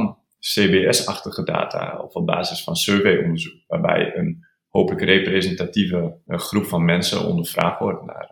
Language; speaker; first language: Dutch; native; Dutch